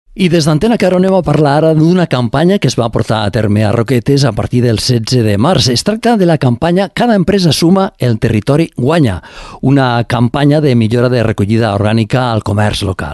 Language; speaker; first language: Catalan; native; Catalan